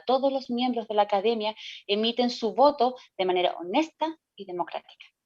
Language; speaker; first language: Spanish; native; Spanish